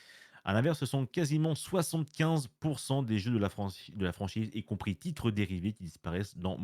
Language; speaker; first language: French; native; French